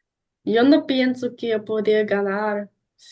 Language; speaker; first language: Spanish; non-native, learner; English